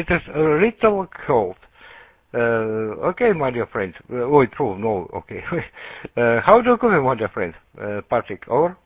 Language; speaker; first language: English; non-native, learner; Russian